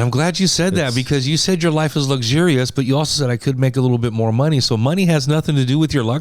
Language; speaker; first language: English; native; English